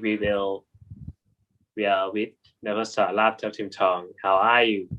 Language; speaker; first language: English; non-native, learner; Thai